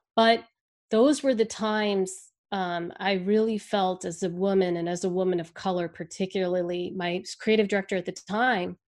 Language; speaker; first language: English; early bilingual, other home language; Hindi